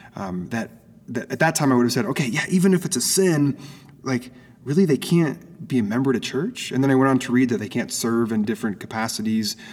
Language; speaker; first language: English; native; English